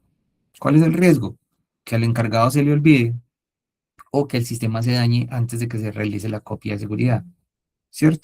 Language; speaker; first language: Spanish; native; Spanish